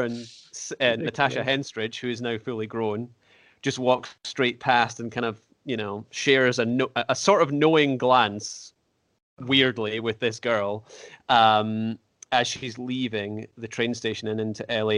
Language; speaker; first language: English; native; English